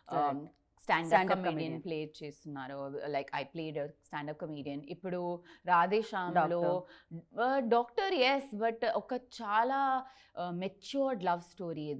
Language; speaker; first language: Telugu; non-native, learner; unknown